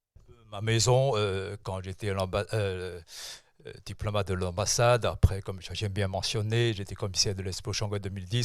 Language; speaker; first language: French; non-native, fluent; Chinese